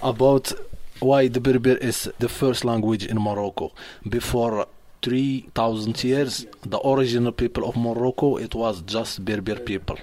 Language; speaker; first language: English; non-native, learner; Arabic